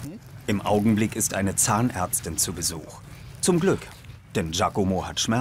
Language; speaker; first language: German; native; German